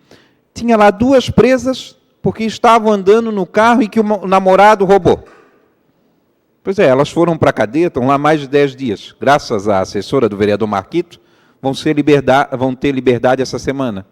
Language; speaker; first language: Portuguese; native; Portuguese